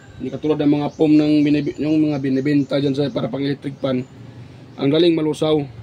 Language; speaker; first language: Filipino; native; Filipino